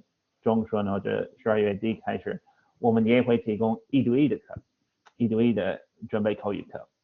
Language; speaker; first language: Chinese; non-native, fluent; English